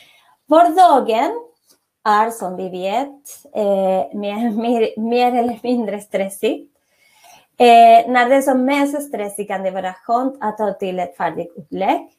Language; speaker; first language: Swedish; non-native, fluent; Spanish